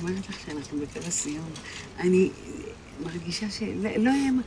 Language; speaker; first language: Hebrew; native; Hebrew